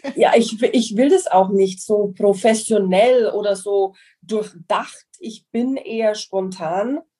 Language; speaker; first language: German; non-native, fluent; English